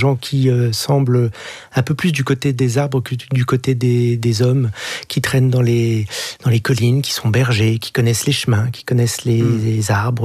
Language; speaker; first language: French; native; French